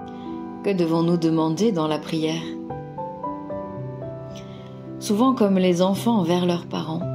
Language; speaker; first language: French; native; French